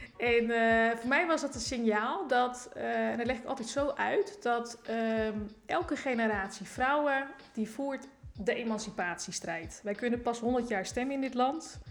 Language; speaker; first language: Dutch; native; Dutch